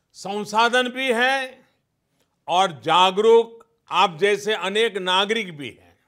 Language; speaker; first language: Hindi; native; Hindi